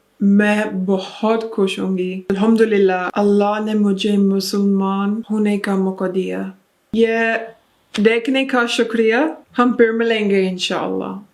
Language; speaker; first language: Urdu; non-native, learner; English